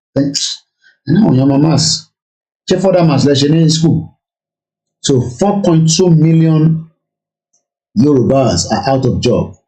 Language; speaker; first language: English; non-native, local second language; Yoruba